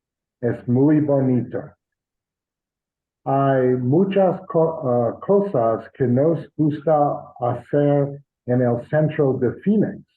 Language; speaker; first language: Spanish; non-native, learner; English